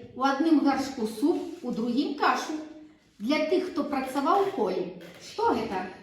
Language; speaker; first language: Belarusian; non-native, local second language; Russian